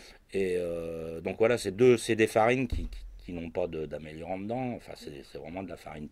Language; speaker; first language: French; native; French